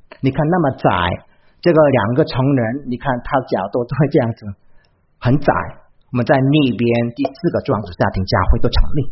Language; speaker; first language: Chinese; non-native, fluent; Korean